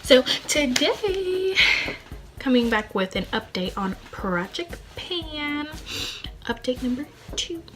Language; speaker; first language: English; native; English